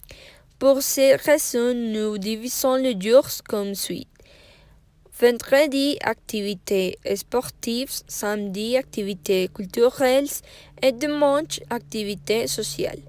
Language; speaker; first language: French; non-native, learner; Spanish